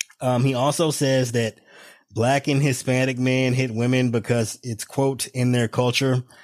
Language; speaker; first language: English; native; English